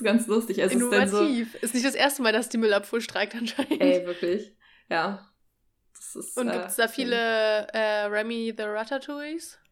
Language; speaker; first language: German; native; German